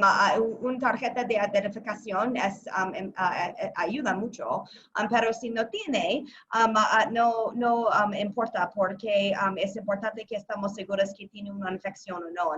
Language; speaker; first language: Spanish; non-native, learner; English